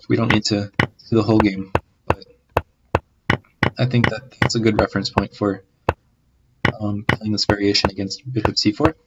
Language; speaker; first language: English; native; English